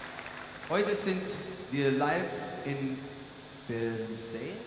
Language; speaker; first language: German; non-native, learner; English